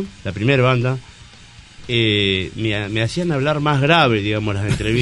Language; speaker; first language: Spanish; native; Spanish